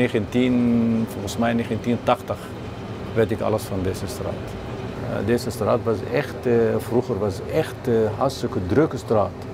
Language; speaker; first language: Dutch; non-native, learner; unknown